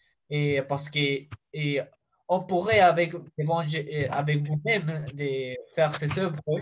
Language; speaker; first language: French; non-native, fluent; Spanish